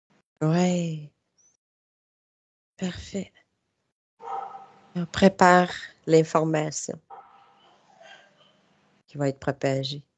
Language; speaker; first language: French; native; French